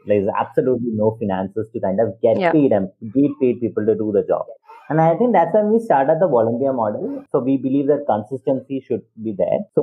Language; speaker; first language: English; non-native, local second language; Malayalam